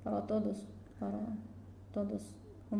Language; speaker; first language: Spanish; non-native, learner; Russian